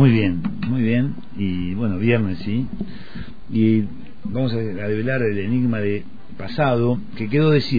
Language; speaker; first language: Spanish; native; Spanish